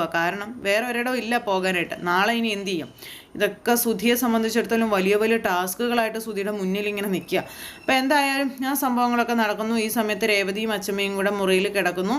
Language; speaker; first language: Malayalam; native; Malayalam